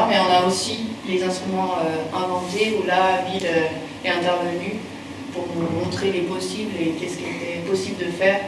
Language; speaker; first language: French; native; French